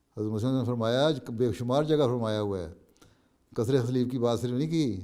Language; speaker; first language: Urdu; native; Urdu